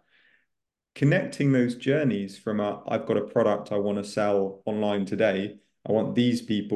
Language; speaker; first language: English; native; English